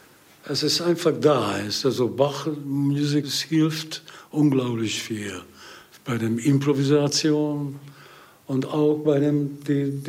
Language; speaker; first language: German; non-native, learner; Hungarian